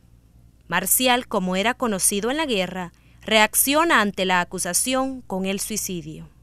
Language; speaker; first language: Spanish; native; Spanish